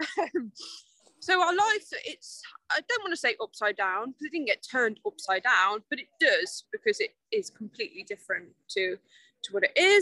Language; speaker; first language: English; native; English